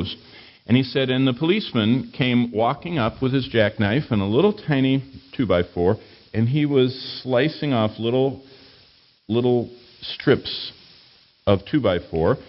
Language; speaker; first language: English; native; English